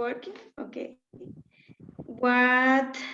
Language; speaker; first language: English; non-native, learner; Spanish